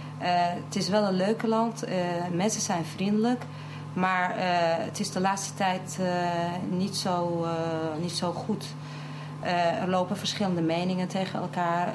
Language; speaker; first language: Dutch; early bilingual, other home language; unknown